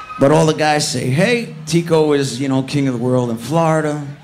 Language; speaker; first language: English; native; English